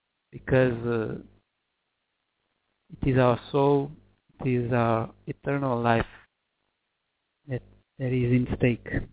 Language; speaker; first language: English; non-native, fluent; Portuguese